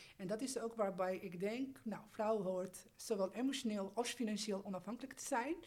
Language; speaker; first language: Dutch; early bilingual, other home language; Albanian